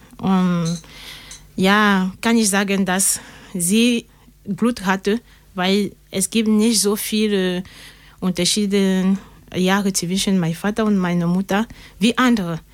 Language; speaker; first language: German; non-native, learner; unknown